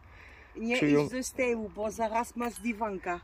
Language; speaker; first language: Polish; non-native, learner; Dutch